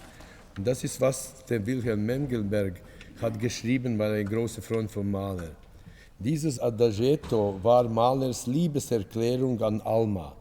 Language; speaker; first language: German; non-native, fluent; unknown